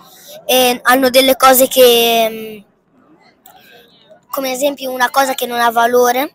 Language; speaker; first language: Italian; early bilingual, other home language; Fula